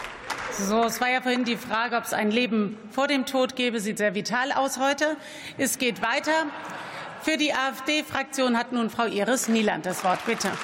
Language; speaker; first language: German; native; German